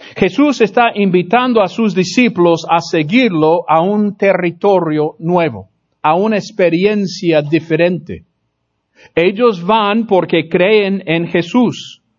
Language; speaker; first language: Spanish; non-native, fluent; English